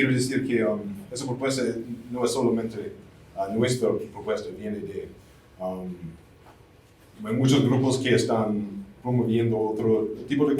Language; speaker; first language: Spanish; non-native, fluent; English